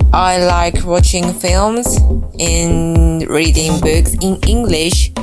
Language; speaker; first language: English; non-native, fluent; Japanese